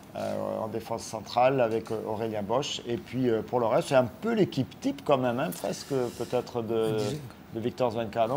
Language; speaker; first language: French; native; French